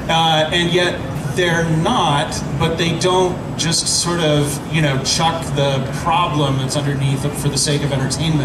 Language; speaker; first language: English; native; English